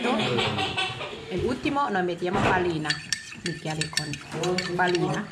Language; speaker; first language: Italian; non-native, learner; Thai